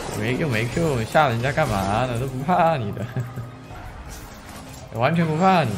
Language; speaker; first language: Chinese; native; Chinese